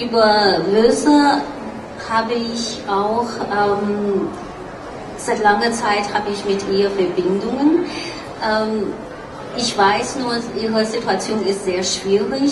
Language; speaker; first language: German; non-native, fluent; Chinese